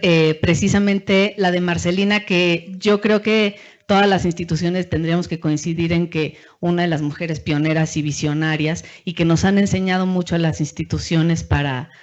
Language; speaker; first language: Spanish; native; Spanish